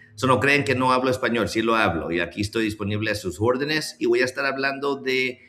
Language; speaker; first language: Spanish; early bilingual, heritage; Spanish